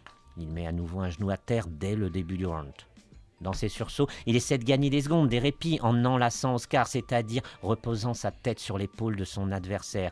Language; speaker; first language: French; native; French